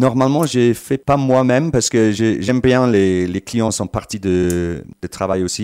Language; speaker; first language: French; non-native, fluent; English